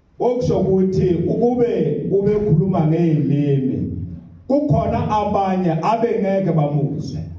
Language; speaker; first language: Zulu; non-native, local second language; Southern Sotho